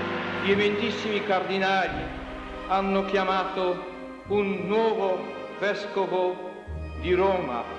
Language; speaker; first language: Italian; non-native, fluent; Polish